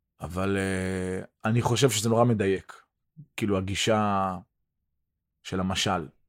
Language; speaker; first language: Hebrew; early bilingual, other home language; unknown